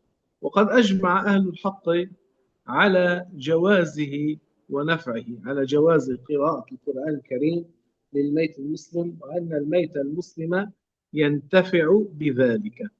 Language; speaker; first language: Arabic; native; Arabic